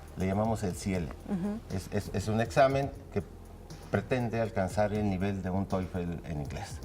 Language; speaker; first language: Spanish; native; Spanish